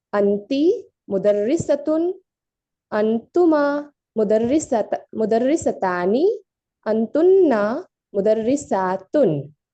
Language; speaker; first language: Arabic; non-native, learner; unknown